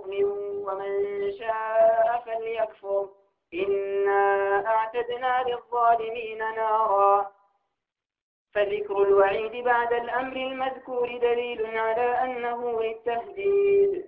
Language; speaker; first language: Arabic; native; Arabic